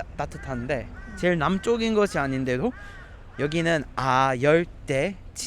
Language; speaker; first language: Korean; non-native, fluent; English